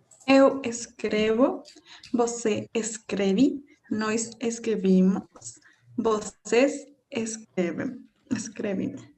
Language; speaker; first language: Portuguese; non-native, learner; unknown